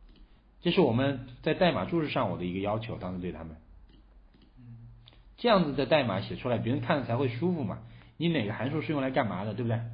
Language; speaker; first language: Chinese; native; Chinese